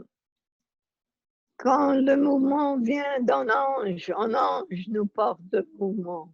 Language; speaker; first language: French; non-native, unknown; Italian